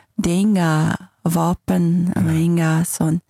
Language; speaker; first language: Swedish; non-native, fluent; Persian